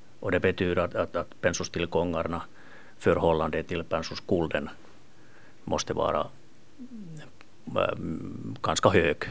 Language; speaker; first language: Swedish; non-native, local second language; Finnish